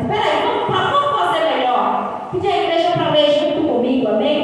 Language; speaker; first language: Portuguese; native; Portuguese